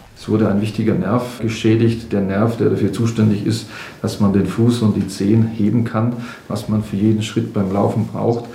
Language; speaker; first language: German; native; German